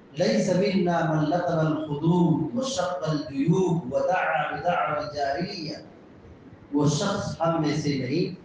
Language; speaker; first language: Urdu; native; Urdu